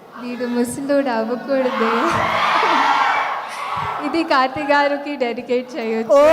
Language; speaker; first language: Telugu; non-native, fluent; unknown